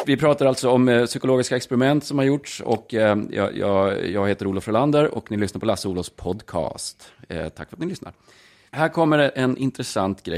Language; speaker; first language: Swedish; native; Swedish